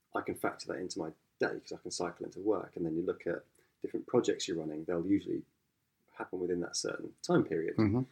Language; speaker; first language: English; native; English